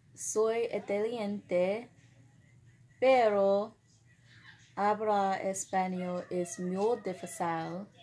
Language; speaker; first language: Spanish; non-native, learner; English